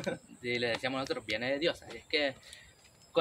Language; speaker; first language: Spanish; native; Spanish